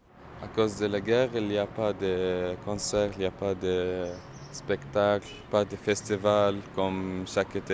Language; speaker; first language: French; non-native, fluent; Arabic